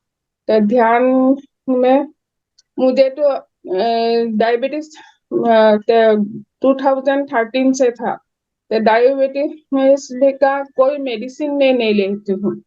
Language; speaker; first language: Hindi; non-native, local second language; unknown